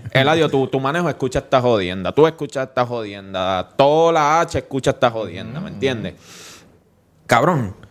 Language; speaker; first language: Spanish; early bilingual, other home language; English